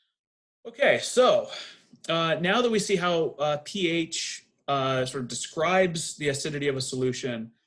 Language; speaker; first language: English; native; English